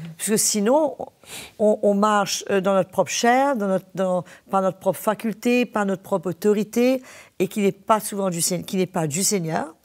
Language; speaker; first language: French; native; French